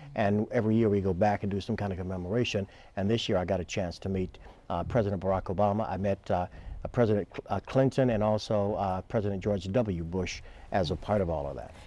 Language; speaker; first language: English; native; English